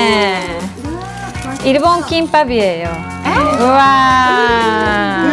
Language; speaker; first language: Korean; non-native, fluent; Japanese